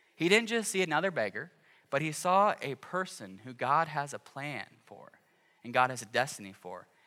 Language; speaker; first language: English; native; English